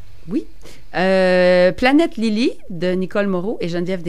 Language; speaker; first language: French; native; French